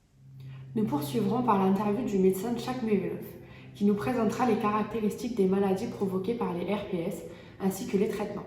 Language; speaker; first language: French; native; French